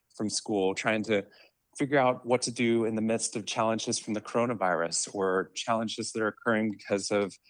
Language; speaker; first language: English; native; English